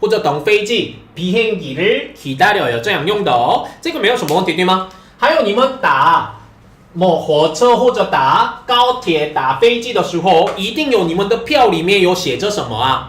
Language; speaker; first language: Chinese; non-native, fluent; Korean